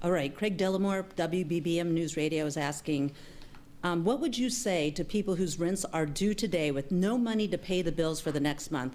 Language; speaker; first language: English; native; English